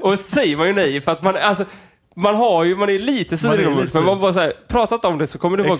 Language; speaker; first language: Swedish; native; Swedish